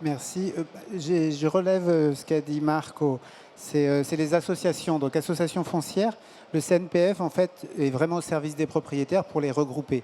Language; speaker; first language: French; native; French